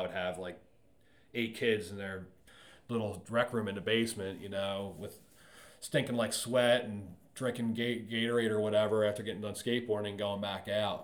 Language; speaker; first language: English; native; English